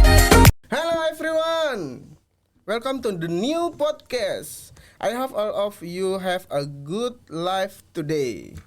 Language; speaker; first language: English; non-native, learner; Indonesian